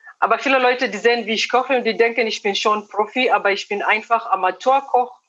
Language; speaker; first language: German; non-native, fluent; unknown